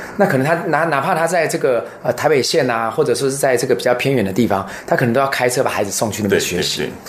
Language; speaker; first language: Chinese; native; Chinese